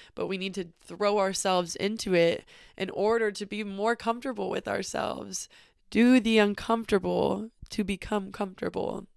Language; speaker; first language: English; native; English